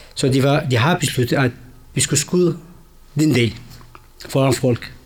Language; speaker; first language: Danish; non-native, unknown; Kurdish